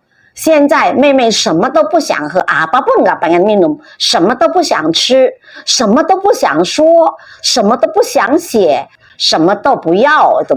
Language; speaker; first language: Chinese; non-native, fluent; Indonesian